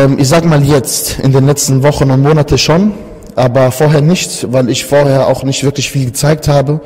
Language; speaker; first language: German; early bilingual, other home language; Italian